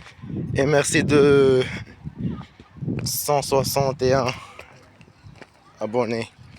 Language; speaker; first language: French; non-native, learner; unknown